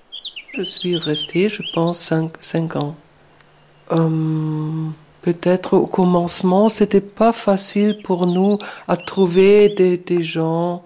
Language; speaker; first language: French; non-native, fluent; German